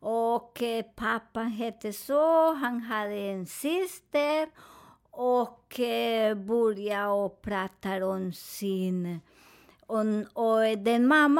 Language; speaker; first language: Swedish; non-native, fluent; Spanish